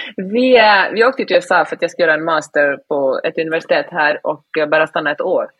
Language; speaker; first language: Swedish; native; Swedish